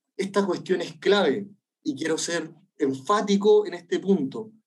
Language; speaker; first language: Spanish; native; Spanish